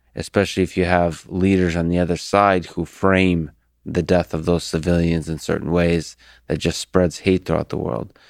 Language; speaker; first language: English; early bilingual, other home language; Russian